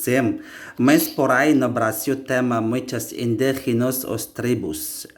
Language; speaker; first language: Portuguese; non-native, learner; Indonesian